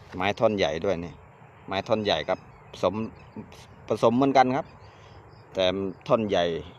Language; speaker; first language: Thai; native; Thai